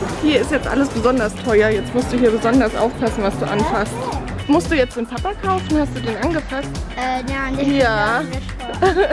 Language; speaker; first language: German; native; German